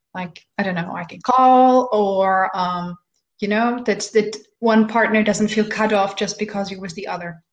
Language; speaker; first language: English; non-native, fluent; German